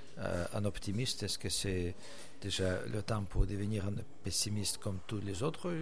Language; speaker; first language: French; non-native, fluent; Russian